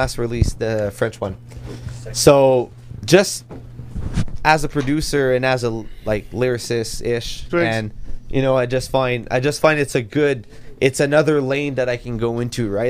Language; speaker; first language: English; non-native, fluent; French